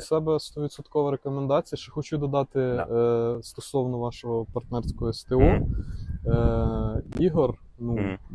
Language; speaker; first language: Ukrainian; native; Ukrainian